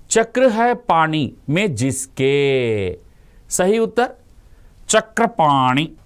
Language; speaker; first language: Hindi; non-native, local second language; Telugu